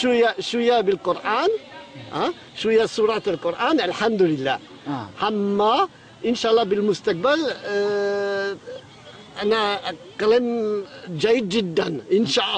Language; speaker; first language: Arabic; non-native, learner; French